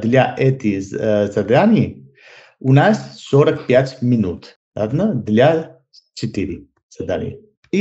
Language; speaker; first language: Russian; non-native, learner; Spanish